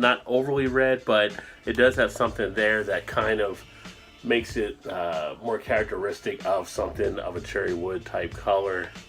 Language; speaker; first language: English; native; English